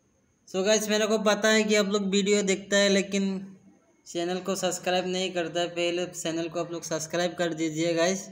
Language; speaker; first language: Hindi; non-native, local second language; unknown